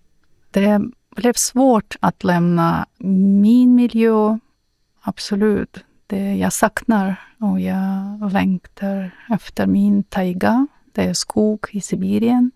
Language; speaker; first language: Swedish; non-native, learner; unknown